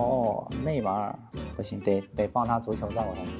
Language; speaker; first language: Chinese; native; Chinese